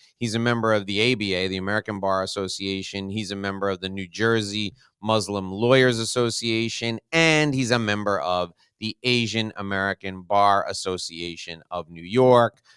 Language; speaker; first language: English; native; English